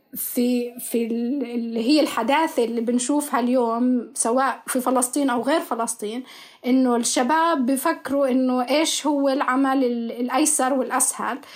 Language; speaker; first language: Arabic; native; Arabic